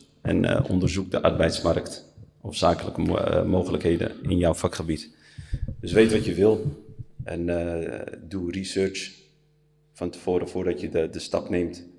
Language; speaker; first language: Dutch; early bilingual, other home language; Riffian